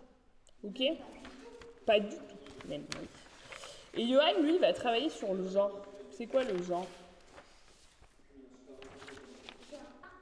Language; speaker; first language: French; native; French